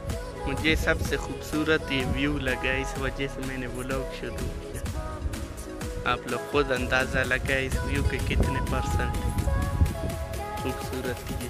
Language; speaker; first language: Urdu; non-native, local second language; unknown